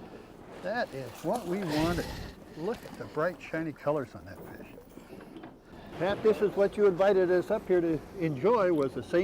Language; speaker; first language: English; native; English